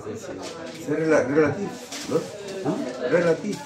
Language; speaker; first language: French; non-native, learner; Spanish